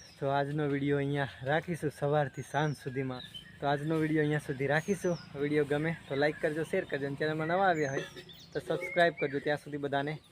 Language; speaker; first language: Gujarati; native; Gujarati